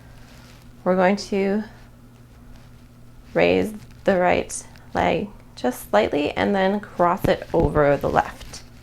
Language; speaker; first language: English; native; English